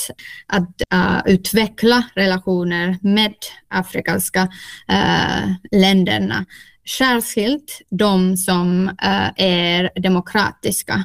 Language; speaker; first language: Swedish; non-native, local second language; Finnish